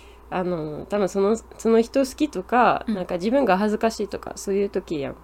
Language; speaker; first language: Japanese; non-native, fluent; English